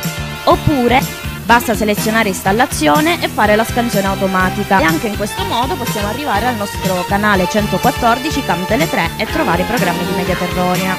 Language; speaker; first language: Italian; native; Italian